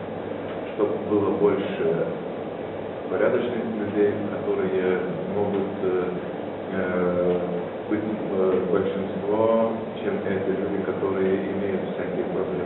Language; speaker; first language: Russian; non-native, fluent; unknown